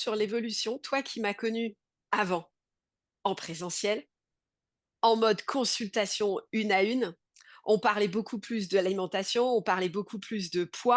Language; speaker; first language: French; native; French